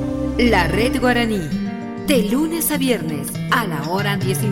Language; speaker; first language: Spanish; native; Spanish